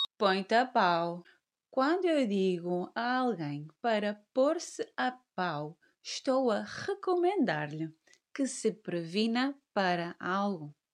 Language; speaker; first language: Portuguese; native; Portuguese